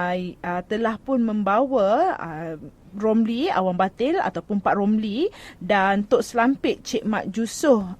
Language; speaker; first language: Malay; native; Malay